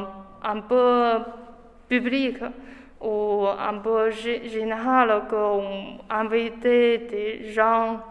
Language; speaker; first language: French; non-native, learner; Chinese